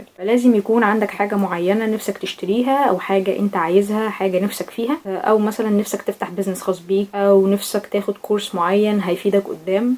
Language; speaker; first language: Arabic; native; Arabic